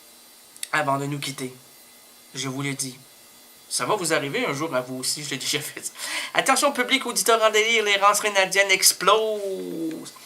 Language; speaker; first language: French; native; French